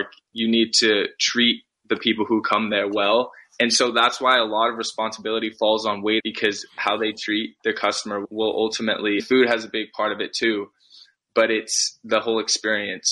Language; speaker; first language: English; native; English